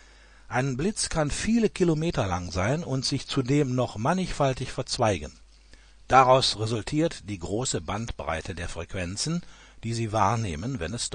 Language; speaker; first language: German; native; German